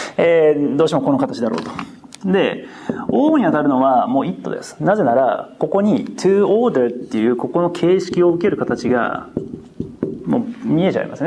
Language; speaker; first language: Japanese; native; Japanese